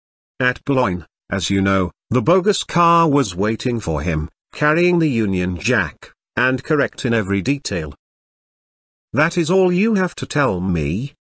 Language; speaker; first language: English; non-native, fluent; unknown